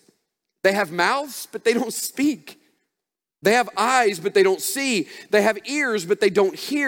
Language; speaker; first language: English; native; English